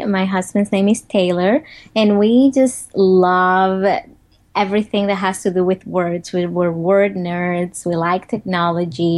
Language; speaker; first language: English; non-native, fluent; Spanish